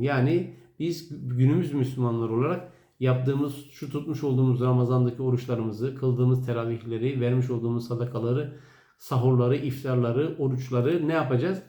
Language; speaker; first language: Turkish; native; Turkish